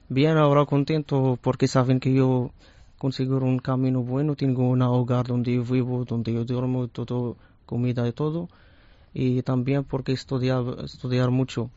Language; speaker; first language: Spanish; non-native, learner; Arabic